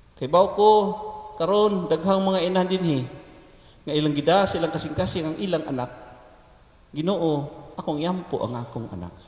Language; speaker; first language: Cebuano; native; Cebuano